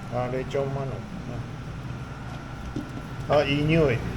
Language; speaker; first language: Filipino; early bilingual, heritage; Japanese